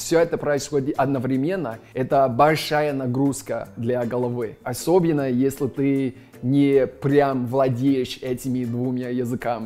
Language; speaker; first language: Russian; non-native, fluent; English